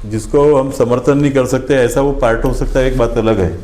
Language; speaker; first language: Hindi; non-native, local second language; Marathi